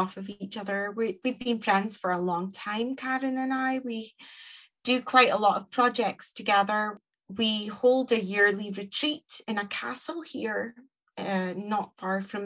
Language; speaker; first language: English; native; English